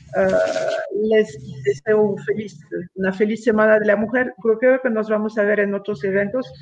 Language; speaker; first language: Spanish; non-native, fluent; French